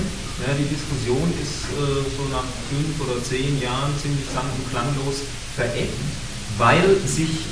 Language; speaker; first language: German; native; German